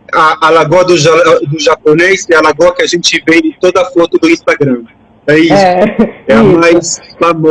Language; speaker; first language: Portuguese; non-native, fluent; French